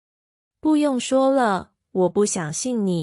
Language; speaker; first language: Chinese; non-native, fluent; Khmer